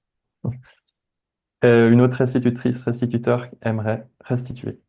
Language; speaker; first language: French; native; French